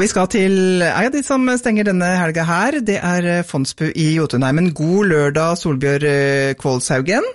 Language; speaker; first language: Norwegian; native; Norwegian